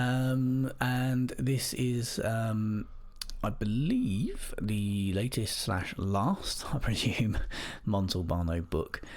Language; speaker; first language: English; native; English